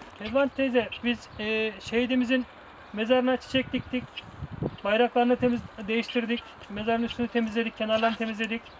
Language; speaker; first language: Turkish; native; Turkish